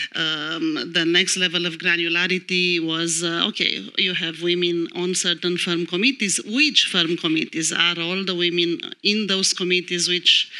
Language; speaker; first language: English; non-native, fluent; Romanian